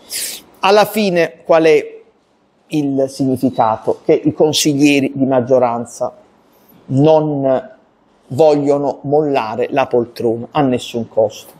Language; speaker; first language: Italian; native; Italian